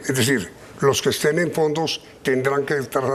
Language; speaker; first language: Spanish; native; Spanish